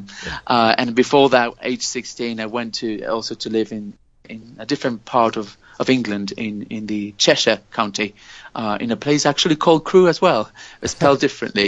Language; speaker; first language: English; non-native, fluent; Spanish